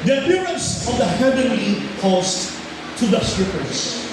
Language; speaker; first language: English; non-native, local second language; Filipino